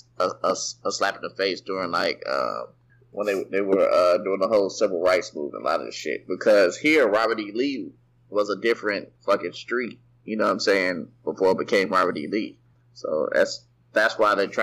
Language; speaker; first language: English; native; English